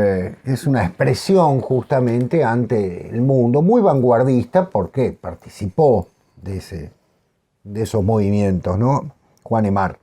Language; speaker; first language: Spanish; native; Spanish